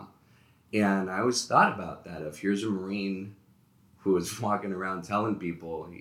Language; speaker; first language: English; native; English